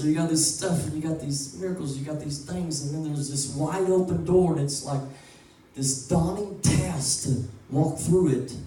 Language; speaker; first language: English; native; English